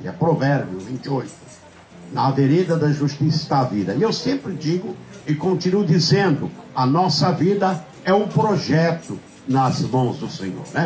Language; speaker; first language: Portuguese; native; Portuguese